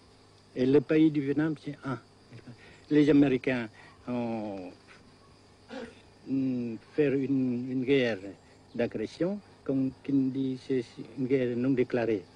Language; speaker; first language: French; non-native, local second language; Vietnamese